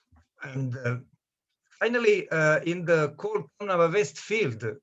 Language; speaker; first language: English; non-native, learner; Serbian